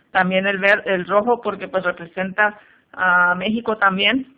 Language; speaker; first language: Spanish; early bilingual, heritage; Spanish